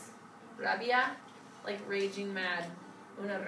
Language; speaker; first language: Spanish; non-native, learner; English